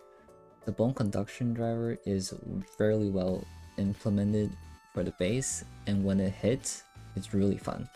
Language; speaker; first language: English; non-native, fluent; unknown